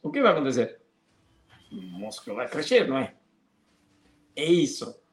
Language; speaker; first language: Portuguese; non-native, fluent; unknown